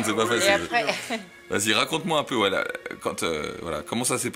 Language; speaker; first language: French; native; French